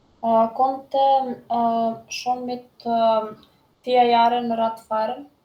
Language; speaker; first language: German; non-native, learner; Macedonian